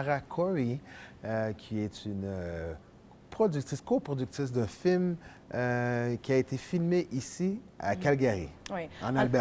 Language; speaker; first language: French; native; French